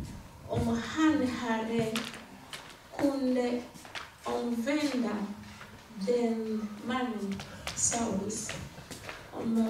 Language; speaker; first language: Swedish; non-native, learner; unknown